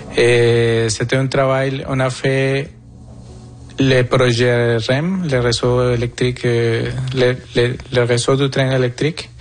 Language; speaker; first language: French; non-native, fluent; Spanish